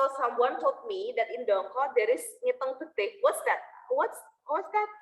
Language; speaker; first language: English; non-native, fluent; Indonesian